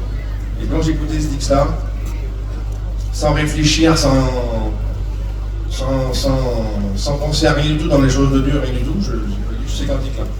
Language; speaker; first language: French; native; French